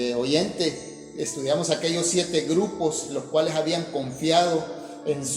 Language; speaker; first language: Spanish; native; Spanish